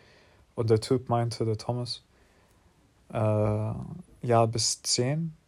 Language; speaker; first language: German; non-native, learner; English